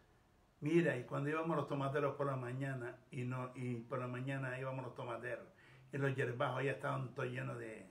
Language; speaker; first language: Spanish; native; Spanish